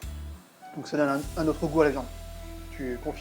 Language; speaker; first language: French; native; French